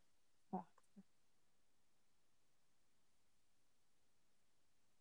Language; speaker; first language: English; non-native, fluent; French